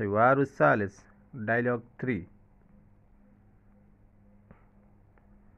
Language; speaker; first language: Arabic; non-native, fluent; Bangla